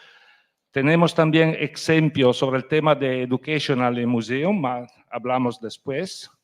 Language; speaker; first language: Spanish; non-native, fluent; Italian